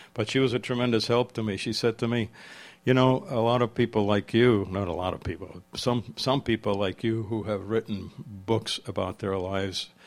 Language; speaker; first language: English; early bilingual, other home language; Czech